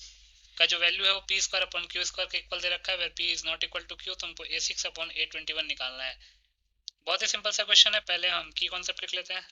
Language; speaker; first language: Hindi; native; Hindi